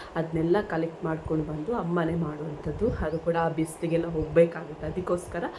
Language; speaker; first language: Kannada; non-native, local second language; Tulu